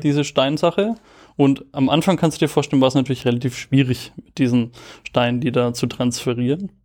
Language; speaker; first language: German; native; German